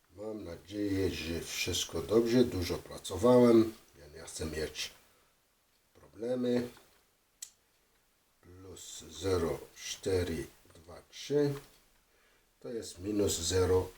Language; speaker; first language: Polish; non-native, fluent; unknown